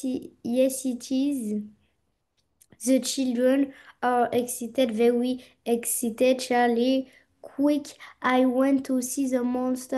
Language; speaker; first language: English; non-native, learner; French